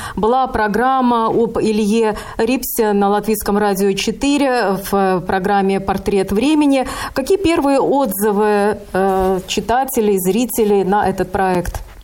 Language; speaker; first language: Russian; native; Russian